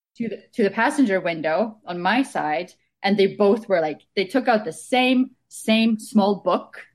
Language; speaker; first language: English; non-native, fluent; Estonian